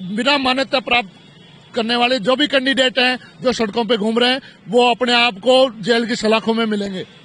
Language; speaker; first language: Hindi; native; Hindi